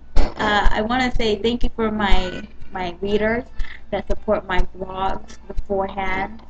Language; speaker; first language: English; native; English